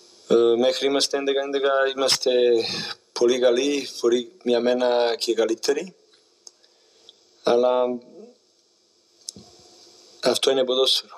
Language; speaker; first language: Greek; non-native, learner; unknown